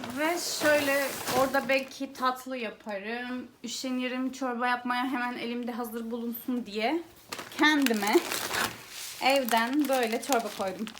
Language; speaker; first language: Turkish; early bilingual, heritage; Turkish